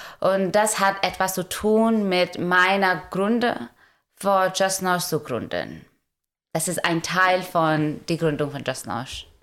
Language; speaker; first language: German; non-native, learner; Hindi